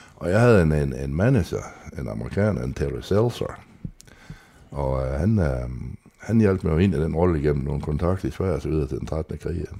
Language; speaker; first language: Danish; native; Danish